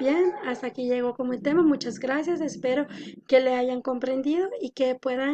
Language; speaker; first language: Spanish; native; Spanish